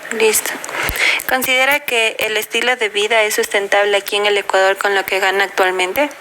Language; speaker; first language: Spanish; native; Spanish